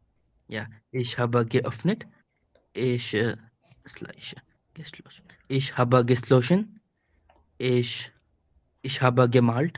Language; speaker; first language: German; non-native, learner; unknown